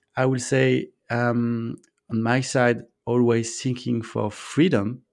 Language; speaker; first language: English; non-native, fluent; French